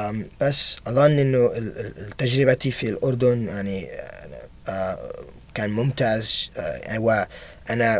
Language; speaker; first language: Arabic; non-native, learner; English